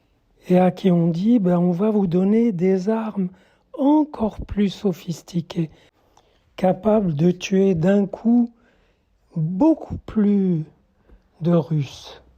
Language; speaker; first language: French; native; French